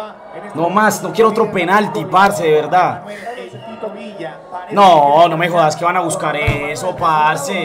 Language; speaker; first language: Spanish; native; Spanish